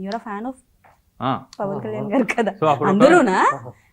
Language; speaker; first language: Telugu; native; Telugu